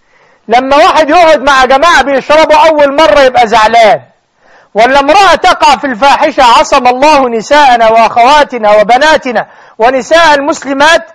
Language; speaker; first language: Arabic; native; Arabic